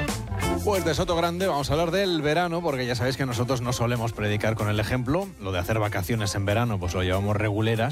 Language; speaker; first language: Spanish; native; Spanish